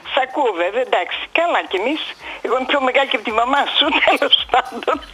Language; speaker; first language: Greek; native; Greek